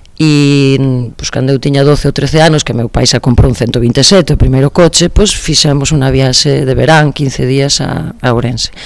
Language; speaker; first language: Galician; non-native, local second language; Spanish